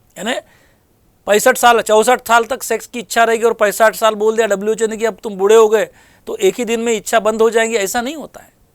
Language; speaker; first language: Hindi; non-native, local second language; Marathi